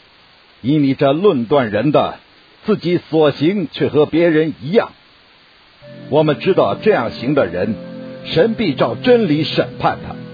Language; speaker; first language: Chinese; native; Chinese